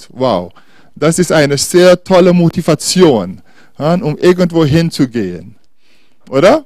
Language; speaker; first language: German; non-native, fluent; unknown